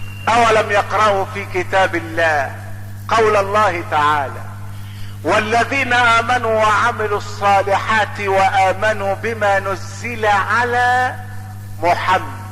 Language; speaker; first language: Arabic; native; Arabic